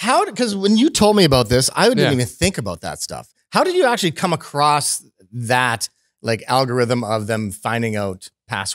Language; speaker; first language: English; native; English